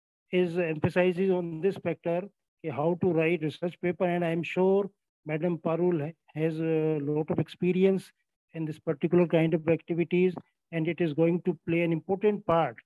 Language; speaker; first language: English; non-native, local second language; Hindi